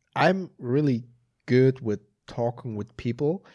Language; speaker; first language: English; non-native, fluent; German